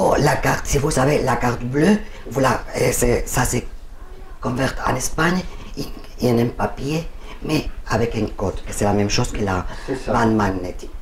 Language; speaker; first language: French; non-native, learner; Spanish